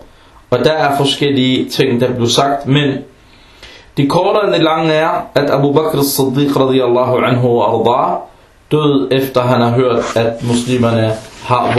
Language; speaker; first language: Danish; early bilingual, other home language; Arabic